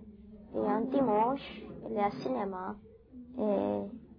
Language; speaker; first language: French; non-native, learner; English